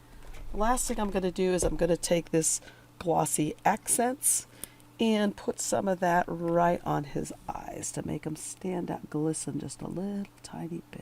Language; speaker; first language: English; native; English